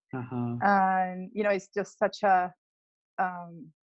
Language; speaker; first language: English; non-native, fluent; Spanish